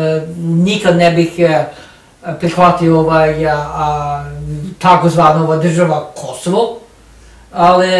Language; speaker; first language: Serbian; non-native, learner; Norwegian